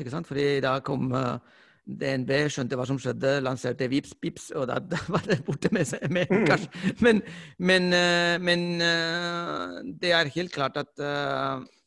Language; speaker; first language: Norwegian; non-native, fluent; Spanish